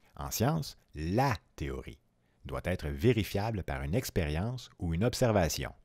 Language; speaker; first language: French; native; French